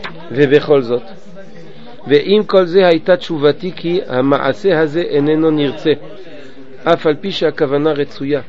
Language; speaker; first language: Hebrew; non-native, fluent; French